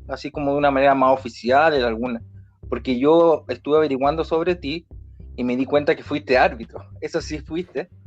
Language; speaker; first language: Spanish; native; Spanish